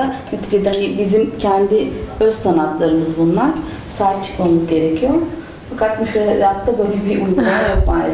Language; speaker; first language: Turkish; native; Turkish